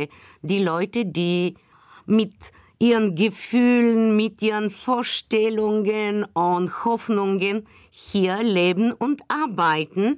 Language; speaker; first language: German; non-native, fluent; Bulgarian